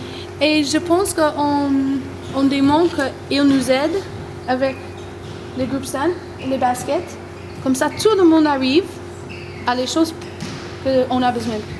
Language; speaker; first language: French; non-native, learner; English